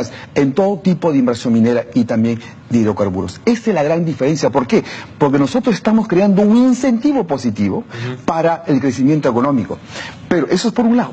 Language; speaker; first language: Spanish; non-native, local second language; Shipibo-Conibo